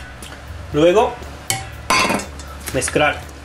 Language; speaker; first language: Spanish; non-native, learner; Japanese